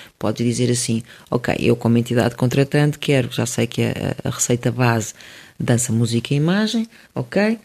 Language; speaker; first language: Portuguese; early bilingual, other home language; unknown